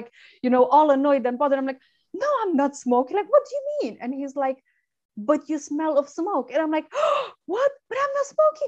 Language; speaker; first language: English; non-native, fluent; Romanian